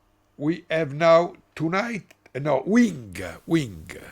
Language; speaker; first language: English; non-native, learner; Italian